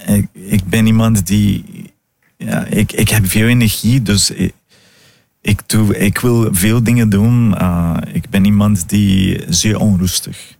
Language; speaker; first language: Dutch; non-native, fluent; Portuguese